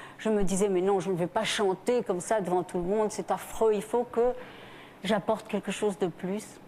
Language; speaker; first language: French; non-native, fluent; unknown